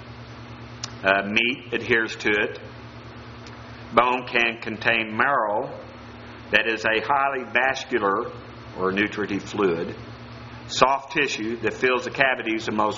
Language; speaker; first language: English; native; English